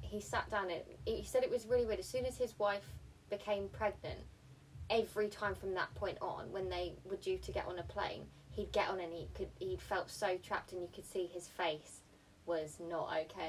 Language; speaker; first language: English; early bilingual, other home language; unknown